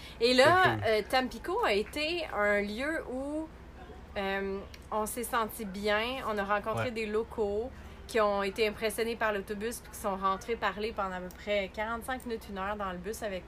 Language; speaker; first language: French; native; French